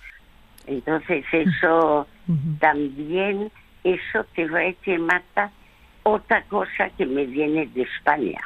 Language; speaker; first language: Spanish; early bilingual, other home language; French